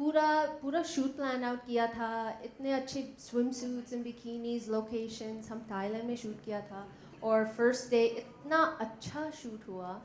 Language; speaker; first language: Hindi; non-native, learner; English